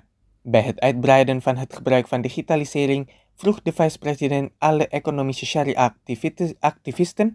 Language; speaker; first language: Dutch; non-native, fluent; Indonesian